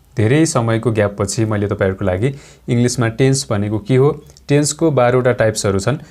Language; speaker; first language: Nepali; native; Nepali